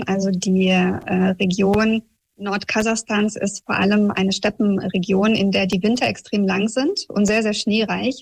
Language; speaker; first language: German; early bilingual, other home language; Russian